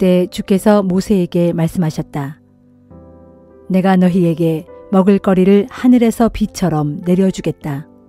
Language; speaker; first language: Korean; native; Korean